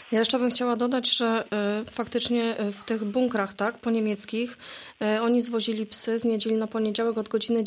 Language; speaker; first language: Polish; native; Polish